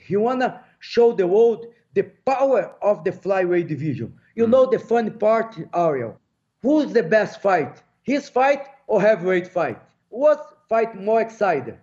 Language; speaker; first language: English; non-native, fluent; Portuguese